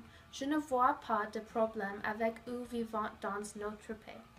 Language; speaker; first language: French; non-native, learner; English